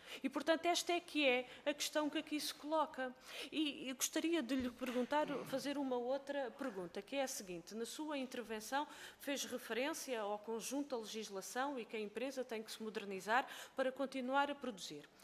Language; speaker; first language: Portuguese; native; Portuguese